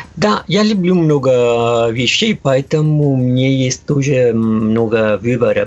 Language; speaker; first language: Russian; non-native, learner; Spanish